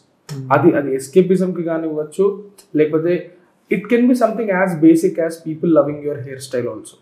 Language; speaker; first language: Telugu; native; Telugu